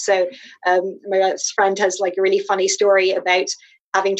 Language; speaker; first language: English; native; English